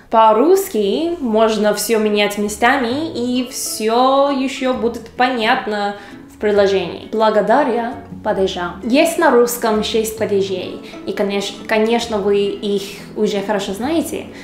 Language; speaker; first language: Russian; non-native, fluent; English